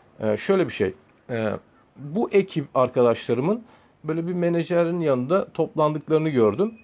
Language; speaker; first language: Turkish; early bilingual, heritage; Turkish